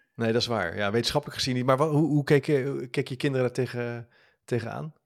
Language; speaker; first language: Dutch; native; Dutch